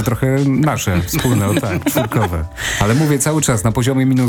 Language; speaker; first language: Polish; native; Polish